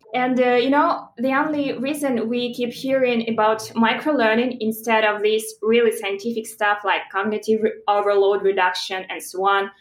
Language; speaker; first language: English; non-native, fluent; Russian